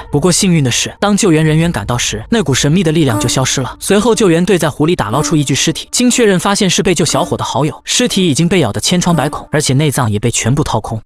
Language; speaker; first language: Chinese; native; Chinese